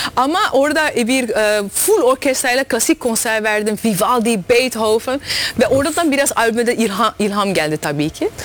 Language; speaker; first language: Turkish; early bilingual, heritage; Dutch